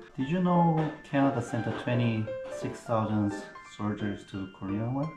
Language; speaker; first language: English; non-native, fluent; Korean